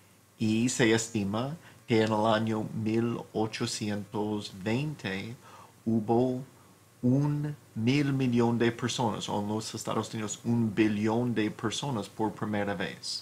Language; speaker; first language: Spanish; non-native, fluent; English